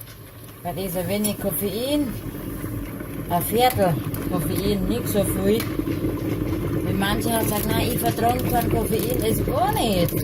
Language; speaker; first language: German; non-native, learner; Thai